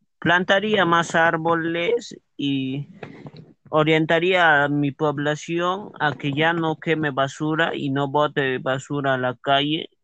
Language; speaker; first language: Spanish; native; Spanish